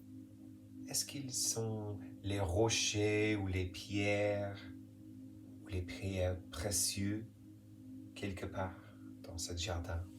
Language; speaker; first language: French; non-native, fluent; English